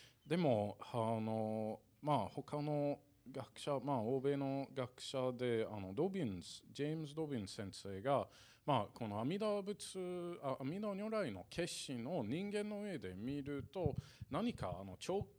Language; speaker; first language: Japanese; non-native, fluent; English